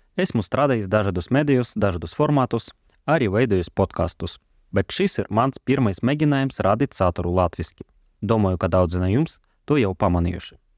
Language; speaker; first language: Latvian; non-native, local second language; Russian